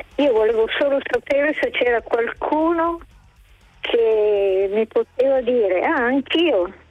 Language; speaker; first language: Italian; native; Italian